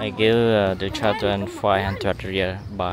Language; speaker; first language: English; non-native, learner; Khmer